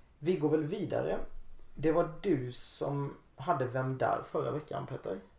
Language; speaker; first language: Swedish; native; Swedish